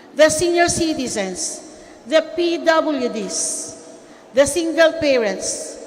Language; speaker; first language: English; non-native, local second language; Filipino